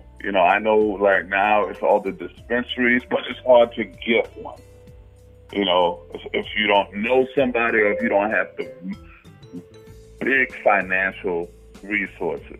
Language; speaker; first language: English; non-native, fluent; Haitian Creole